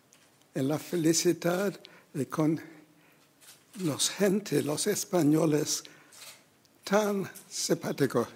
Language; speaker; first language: Spanish; non-native, learner; English